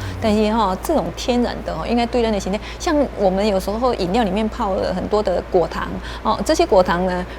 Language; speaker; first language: Chinese; native; Chinese